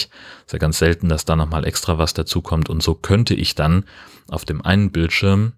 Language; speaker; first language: German; native; German